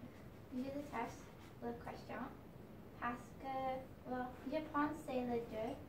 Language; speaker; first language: French; non-native, learner; English